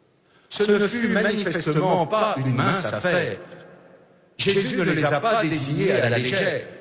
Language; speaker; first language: French; native; French